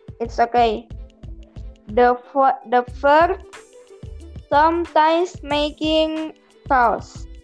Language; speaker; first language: English; non-native, learner; Indonesian